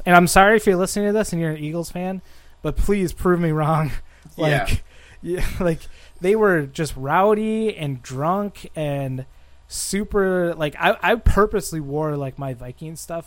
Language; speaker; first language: English; native; English